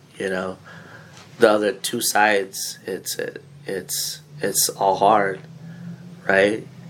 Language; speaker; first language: English; early bilingual, other home language; Filipino